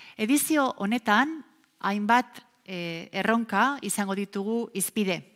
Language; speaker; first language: Basque; native; Basque